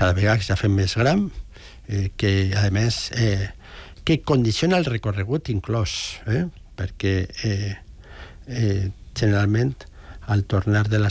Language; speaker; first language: Catalan; early bilingual, other home language; Spanish